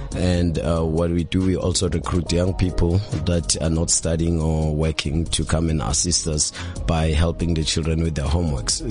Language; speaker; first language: English; non-native, local second language; Zulu